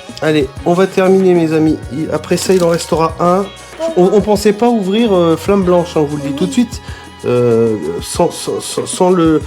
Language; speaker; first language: French; native; French